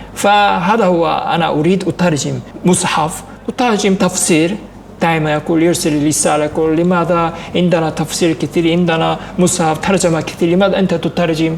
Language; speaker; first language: Arabic; non-native, fluent; Korean